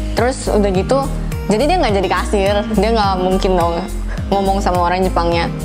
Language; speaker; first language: Indonesian; native; Indonesian